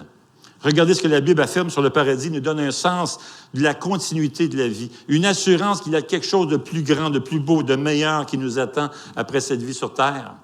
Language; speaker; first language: French; native; French